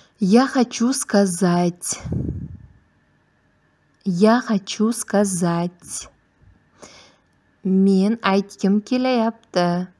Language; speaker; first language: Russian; non-native, fluent; Uzbek